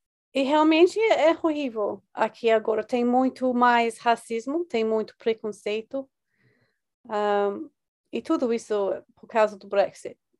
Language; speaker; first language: Portuguese; non-native, fluent; English